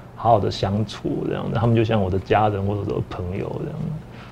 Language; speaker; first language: Chinese; native; Chinese